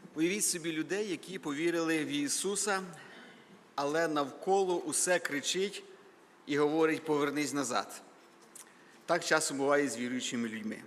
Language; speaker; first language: Ukrainian; native; Ukrainian